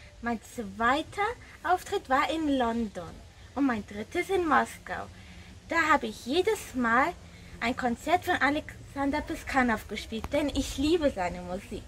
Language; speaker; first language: German; native; German